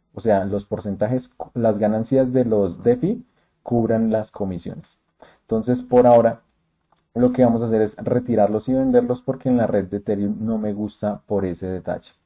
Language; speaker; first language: Spanish; native; Spanish